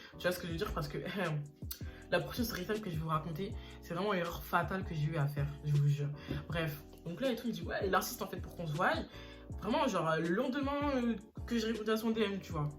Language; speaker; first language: French; early bilingual, other home language; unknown